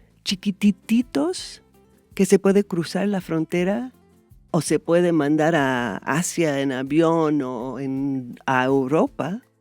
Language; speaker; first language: Spanish; non-native, fluent; English